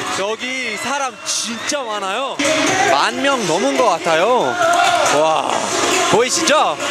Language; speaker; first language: Korean; non-native, fluent; English